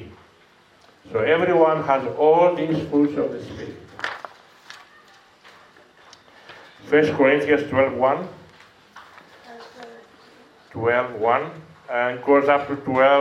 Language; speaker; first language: English; non-native, fluent; Greek